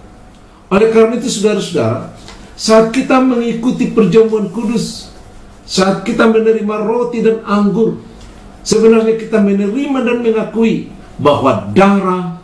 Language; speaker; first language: Indonesian; native; Indonesian